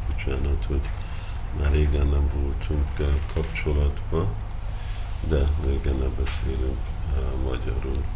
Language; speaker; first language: Hungarian; early bilingual, heritage; Hungarian